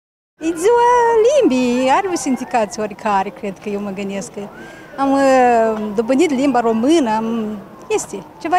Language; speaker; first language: Romanian; non-native, local second language; Russian